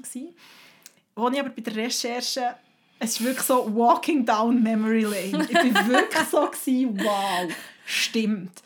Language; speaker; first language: German; native; German